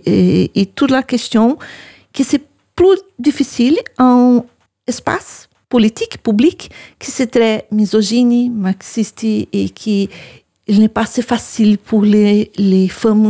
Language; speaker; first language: French; non-native, learner; Portuguese